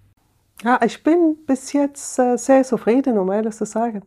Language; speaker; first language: German; non-native, fluent; Arabic